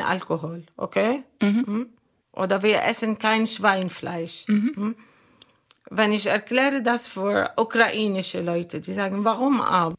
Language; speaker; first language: German; non-native, learner; Arabic